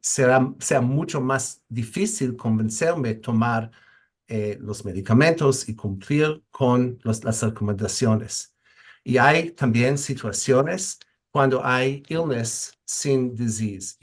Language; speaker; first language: Spanish; non-native, fluent; English